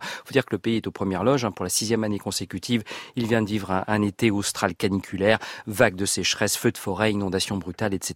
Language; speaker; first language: French; native; French